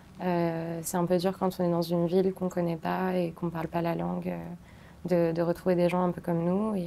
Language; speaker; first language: French; native; French